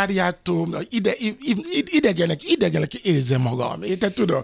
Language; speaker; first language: Hungarian; non-native, fluent; Yoruba